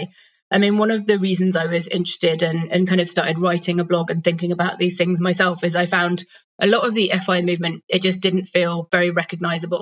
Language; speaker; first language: English; native; English